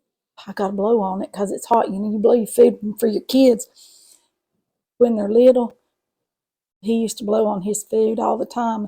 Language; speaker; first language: English; native; English